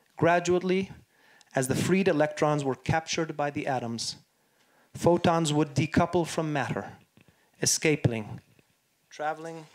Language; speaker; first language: English; early bilingual, other home language; Hebrew